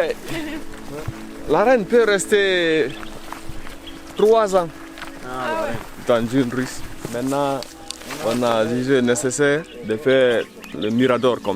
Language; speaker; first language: French; non-native, local second language; Fula